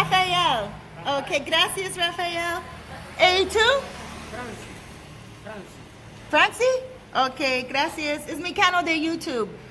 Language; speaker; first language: Spanish; non-native, learner; English